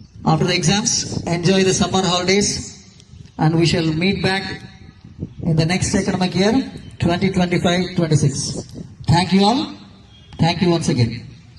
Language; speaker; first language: English; non-native, local second language; Telugu